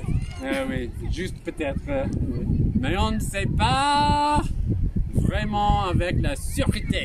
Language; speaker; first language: French; non-native, learner; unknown